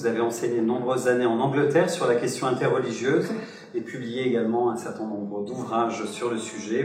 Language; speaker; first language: French; native; French